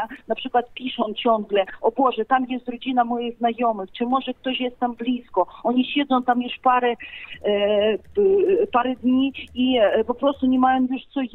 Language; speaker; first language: Polish; non-native, fluent; Ukrainian